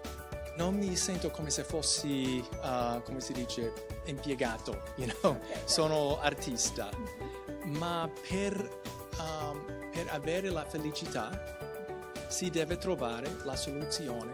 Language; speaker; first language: Italian; non-native, fluent; English